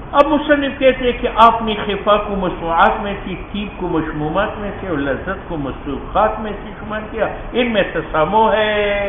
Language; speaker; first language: Urdu; non-native, local second language; Pashto